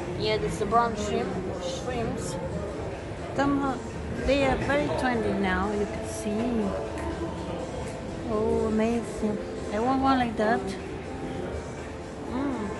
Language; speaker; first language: English; non-native, learner; Spanish